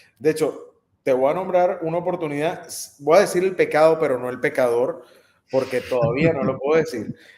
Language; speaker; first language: Spanish; native; Spanish